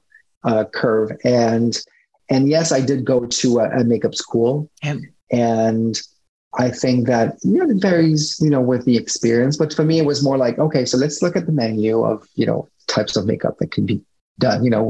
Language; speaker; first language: English; non-native, fluent; French